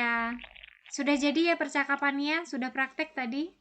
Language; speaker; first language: Indonesian; native; Indonesian